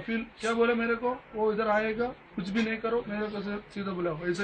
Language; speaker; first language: Hindi; non-native, local second language; Malayalam